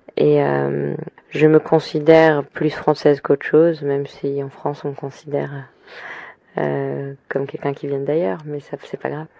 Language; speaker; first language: French; early bilingual, other home language; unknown